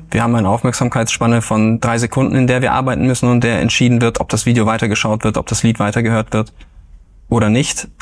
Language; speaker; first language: German; native; German